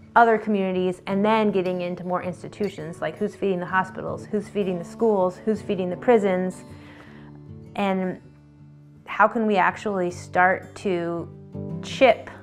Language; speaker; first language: English; native; English